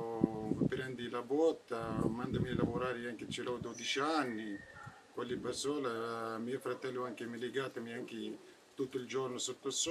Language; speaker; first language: Italian; non-native, learner; Arabic